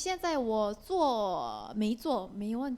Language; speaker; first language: Chinese; non-native, learner; Korean